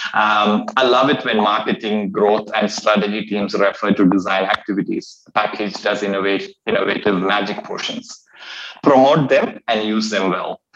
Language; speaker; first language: English; non-native, local second language; Malayalam